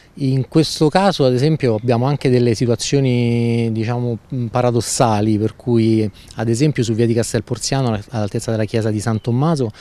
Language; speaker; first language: Italian; native; Italian